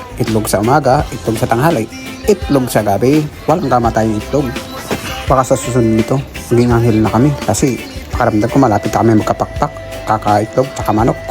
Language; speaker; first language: Filipino; non-native, local second language; Bikol